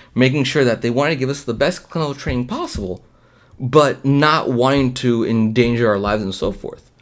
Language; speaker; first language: English; early bilingual, other home language; Hindi